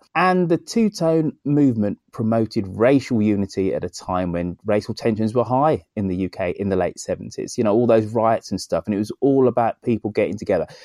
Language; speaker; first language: English; native; English